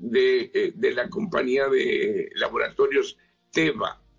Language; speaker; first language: Spanish; native; Spanish